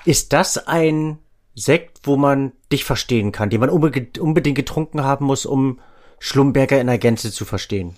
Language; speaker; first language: German; native; German